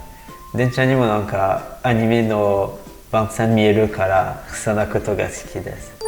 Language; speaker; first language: Japanese; non-native, learner; French